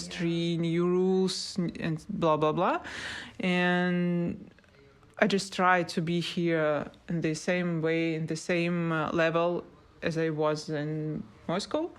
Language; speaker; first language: English; non-native, learner; Russian